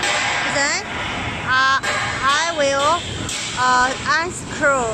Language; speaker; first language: English; non-native, learner; Chinese